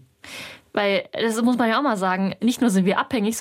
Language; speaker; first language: German; native; German